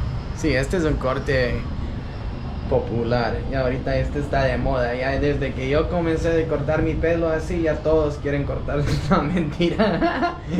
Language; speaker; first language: Spanish; early bilingual, heritage; Spanish